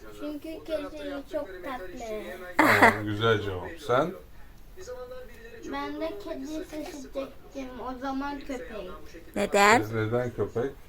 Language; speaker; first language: Turkish; non-native, learner; Thai